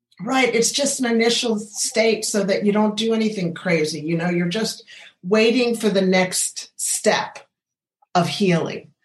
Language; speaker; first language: English; native; English